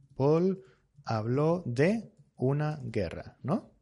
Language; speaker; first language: Spanish; native; Spanish